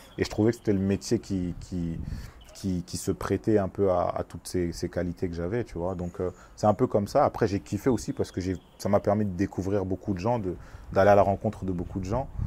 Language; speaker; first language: French; early bilingual, other home language; Lingala